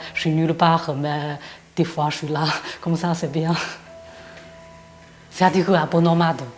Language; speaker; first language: French; non-native, fluent; Chinese